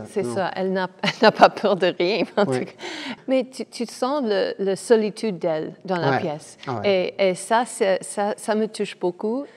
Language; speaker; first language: French; non-native, fluent; English